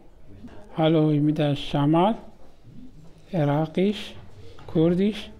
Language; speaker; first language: German; non-native, learner; Kurdish